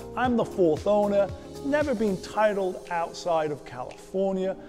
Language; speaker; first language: English; native; English